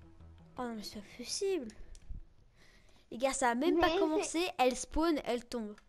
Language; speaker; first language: French; native; French